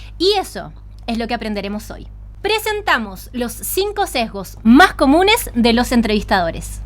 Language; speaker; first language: Spanish; native; Spanish